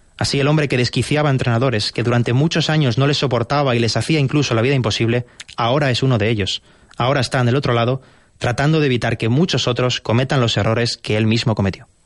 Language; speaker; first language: Spanish; native; Spanish